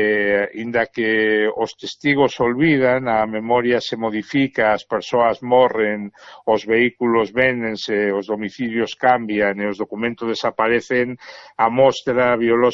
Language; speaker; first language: Galician; native; Galician